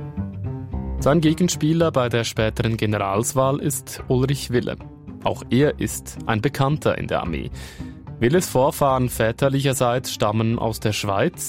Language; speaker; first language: German; native; German